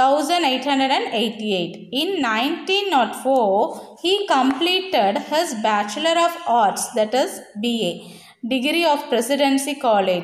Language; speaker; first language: English; non-native, local second language; Tamil